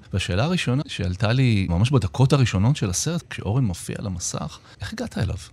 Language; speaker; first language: Hebrew; native; Hebrew